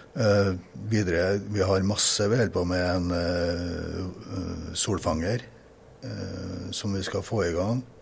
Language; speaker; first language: Norwegian; native; Norwegian